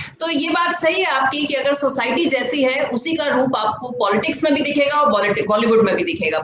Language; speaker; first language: Hindi; native; Hindi